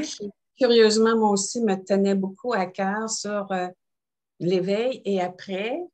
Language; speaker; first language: French; native; French